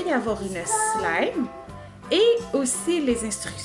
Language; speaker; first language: French; native; French